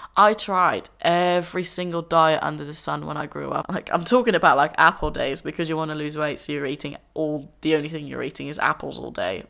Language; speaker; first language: English; non-native, fluent; Dutch